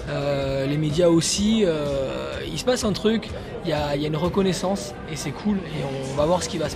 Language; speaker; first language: French; native; French